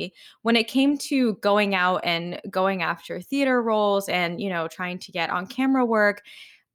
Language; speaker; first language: English; native; English